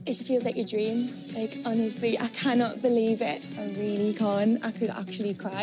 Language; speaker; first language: English; native; English